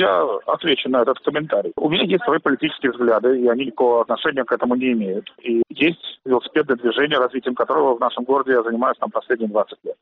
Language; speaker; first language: Russian; native; Russian